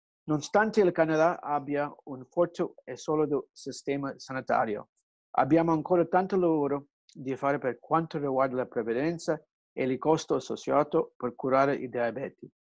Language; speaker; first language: Italian; early bilingual, heritage; Italian